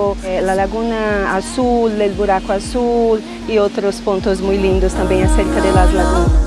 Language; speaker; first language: Spanish; non-native, learner; Portuguese